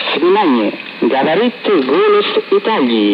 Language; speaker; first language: Russian; non-native, learner; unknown